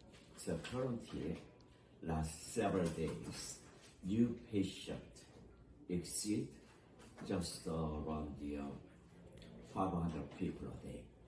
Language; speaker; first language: English; non-native, fluent; Korean